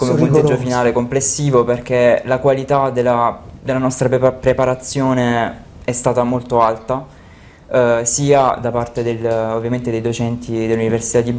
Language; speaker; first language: Italian; native; Italian